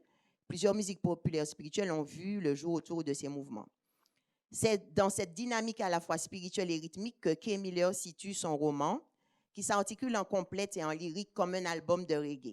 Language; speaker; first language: French; native; French